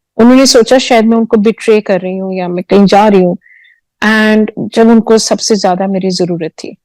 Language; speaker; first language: Hindi; early bilingual, heritage; Hindi